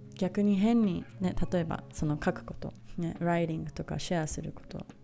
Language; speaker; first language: Japanese; native; Japanese